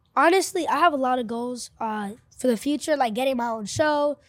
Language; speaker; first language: English; early bilingual, other home language; Spanish